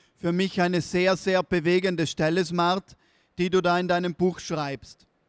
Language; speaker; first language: German; native; German